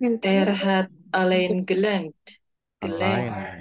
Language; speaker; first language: German; non-native, learner; Indonesian